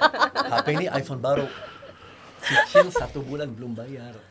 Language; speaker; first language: Indonesian; non-native, learner; French